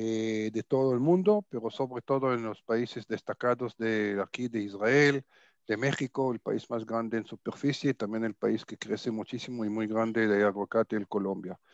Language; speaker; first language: Spanish; non-native, fluent; Hebrew